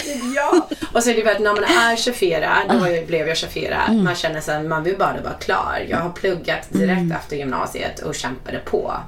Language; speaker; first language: Swedish; non-native, fluent; English